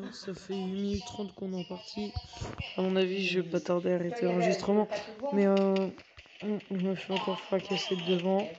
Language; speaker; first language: French; native; French